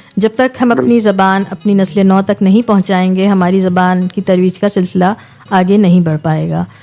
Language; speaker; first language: Urdu; native; Urdu